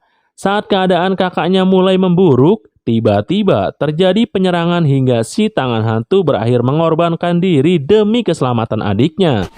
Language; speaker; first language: Indonesian; native; Indonesian